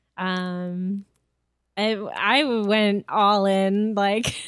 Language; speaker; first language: English; non-native, fluent; French